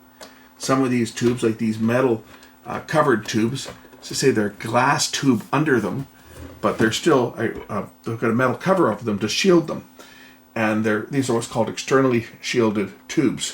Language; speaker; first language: English; native; English